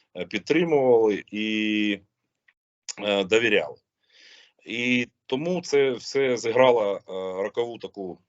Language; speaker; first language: Ukrainian; non-native, local second language; Russian